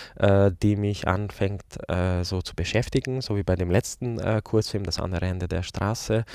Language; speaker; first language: German; non-native, fluent; Hungarian